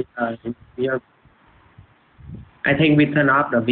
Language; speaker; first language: English; non-native, learner; Vietnamese